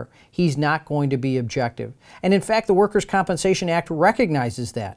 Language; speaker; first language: English; native; English